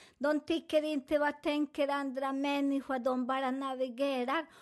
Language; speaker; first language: Swedish; non-native, learner; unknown